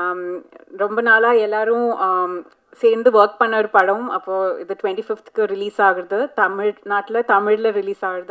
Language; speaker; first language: Tamil; non-native, fluent; Malayalam